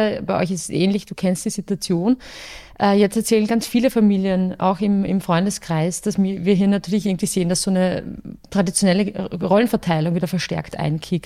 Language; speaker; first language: German; native; German